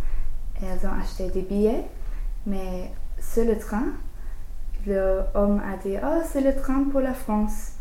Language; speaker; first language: French; non-native, learner; English